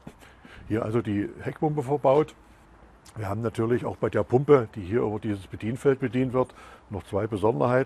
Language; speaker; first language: German; native; German